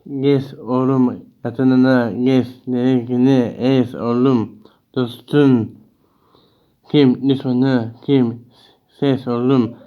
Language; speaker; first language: Turkish; early bilingual, heritage; Turkish